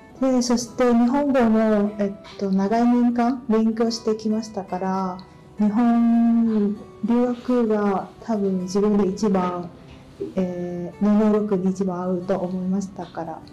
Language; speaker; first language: Japanese; non-native, fluent; Vietnamese